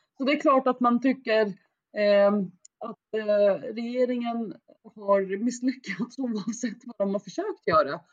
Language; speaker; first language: Swedish; early bilingual, other home language; Arabic